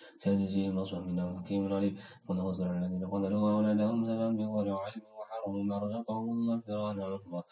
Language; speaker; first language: Arabic; non-native, learner; Indonesian